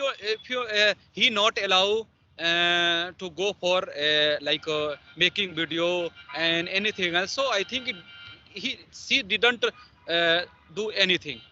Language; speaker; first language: English; non-native, learner; Hindi